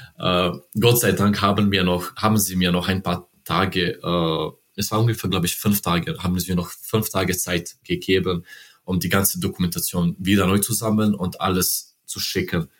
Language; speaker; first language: German; non-native, learner; Serbian